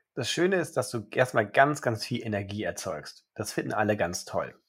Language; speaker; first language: German; native; German